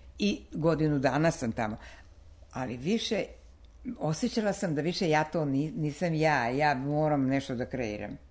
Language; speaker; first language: Serbian; non-native, local second language; Slovak